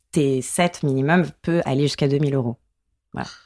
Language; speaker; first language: French; native; French